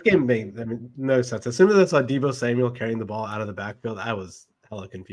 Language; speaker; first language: English; native; English